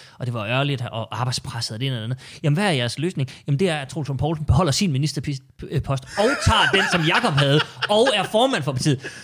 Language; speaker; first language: Danish; native; Danish